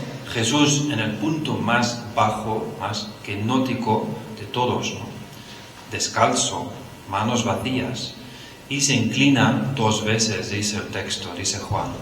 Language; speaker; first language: Spanish; non-native, fluent; Dutch